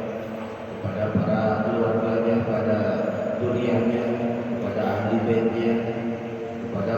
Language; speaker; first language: Indonesian; native; Indonesian